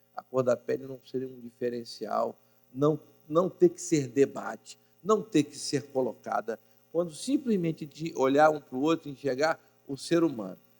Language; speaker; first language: Portuguese; native; Portuguese